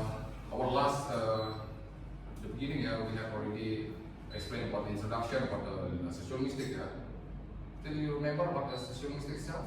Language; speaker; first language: English; non-native, fluent; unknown